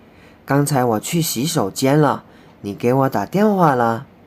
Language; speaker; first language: Chinese; non-native, fluent; Indonesian